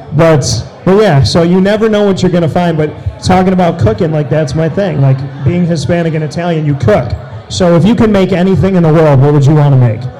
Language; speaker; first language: English; early bilingual, other home language; Italian